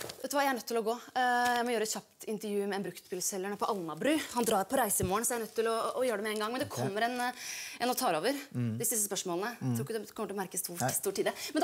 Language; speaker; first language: Norwegian; native; Norwegian